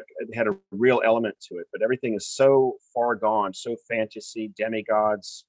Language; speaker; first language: English; native; English